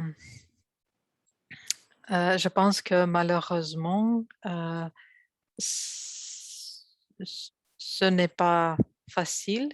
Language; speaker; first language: French; non-native, learner; Russian